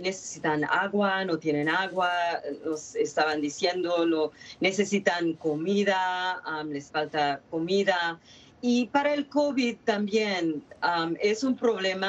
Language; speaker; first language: Spanish; non-native, fluent; Haitian Creole